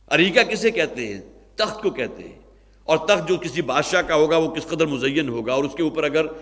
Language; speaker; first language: Urdu; native; Urdu